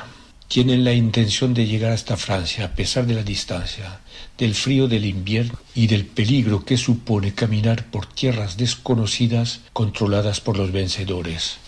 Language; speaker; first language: Spanish; native; Spanish